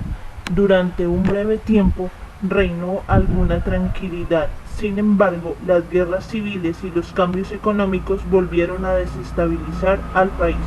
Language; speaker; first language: Spanish; native; Spanish